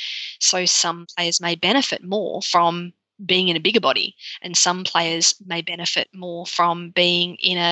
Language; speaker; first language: English; native; English